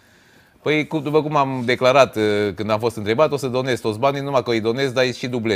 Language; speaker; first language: Romanian; native; Romanian